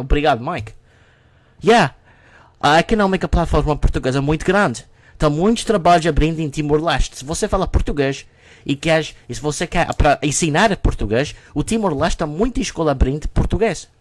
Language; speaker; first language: Portuguese; non-native, learner; English